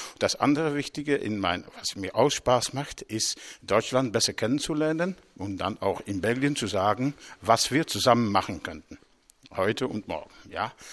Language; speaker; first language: German; non-native, local second language; Dutch